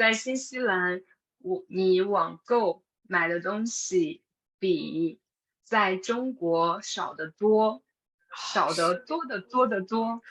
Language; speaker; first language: Chinese; non-native, fluent; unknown